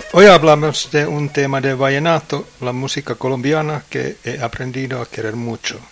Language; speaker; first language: Spanish; non-native, learner; English